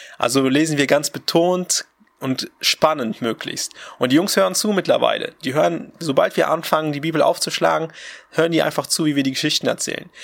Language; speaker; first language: German; early bilingual, other home language; Russian